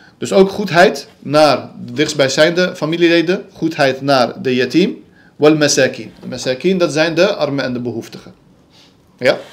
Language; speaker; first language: Dutch; early bilingual, other home language; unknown